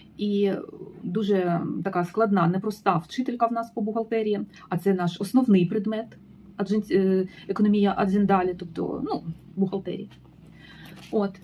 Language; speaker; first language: Ukrainian; native; Ukrainian